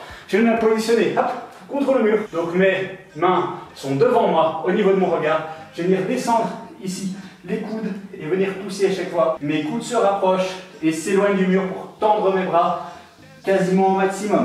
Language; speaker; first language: French; native; French